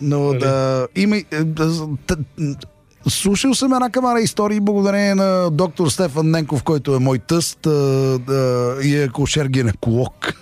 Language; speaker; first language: Bulgarian; native; Bulgarian